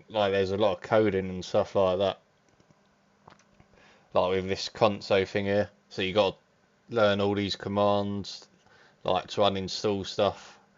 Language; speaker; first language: English; native; English